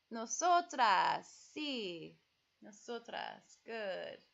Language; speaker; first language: Spanish; non-native, fluent; English